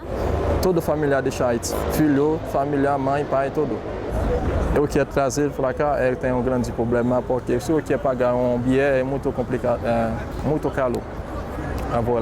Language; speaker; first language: Portuguese; non-native, learner; Haitian Creole